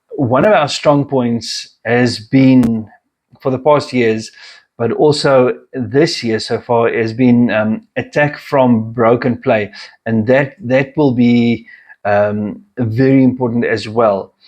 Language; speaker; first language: English; non-native, local second language; Afrikaans